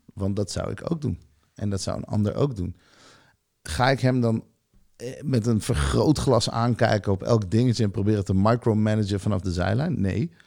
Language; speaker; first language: Dutch; early bilingual, other home language; Hebrew